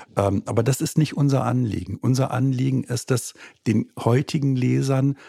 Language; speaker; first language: German; native; German